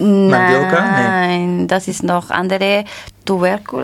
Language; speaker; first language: German; non-native, learner; Spanish